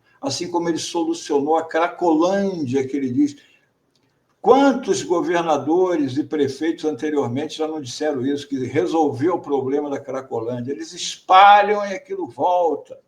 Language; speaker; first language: Portuguese; native; Portuguese